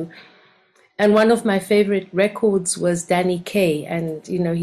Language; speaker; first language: English; non-native, local second language; Ganda